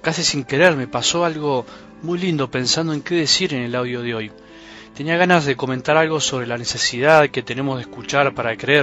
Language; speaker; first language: Spanish; native; Spanish